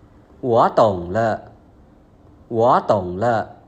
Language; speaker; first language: Chinese; non-native, learner; Khmer